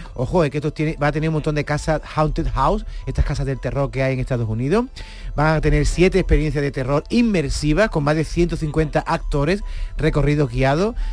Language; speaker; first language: Spanish; native; Spanish